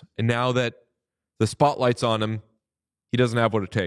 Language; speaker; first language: English; native; English